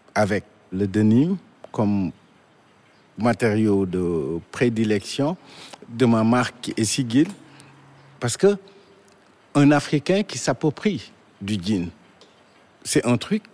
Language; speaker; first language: French; non-native, local second language; Wolof